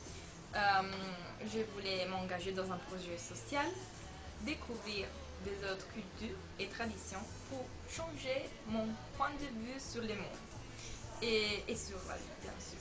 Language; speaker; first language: French; non-native, fluent; Italian